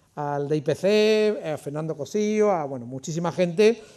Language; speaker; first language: Spanish; native; Spanish